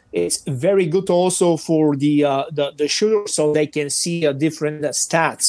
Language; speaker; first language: English; non-native, fluent; Bulgarian